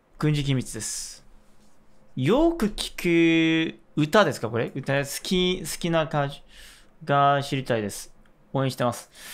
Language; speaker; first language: Japanese; non-native, fluent; Korean